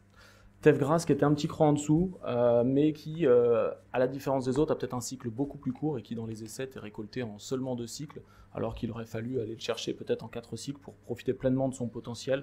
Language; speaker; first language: French; native; French